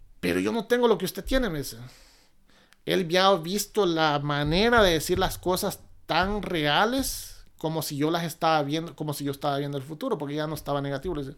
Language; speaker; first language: Spanish; native; Spanish